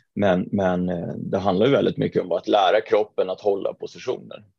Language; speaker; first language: Swedish; non-native, fluent; Norwegian